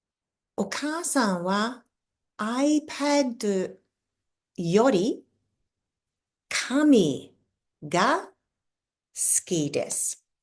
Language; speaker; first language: Japanese; non-native, fluent; English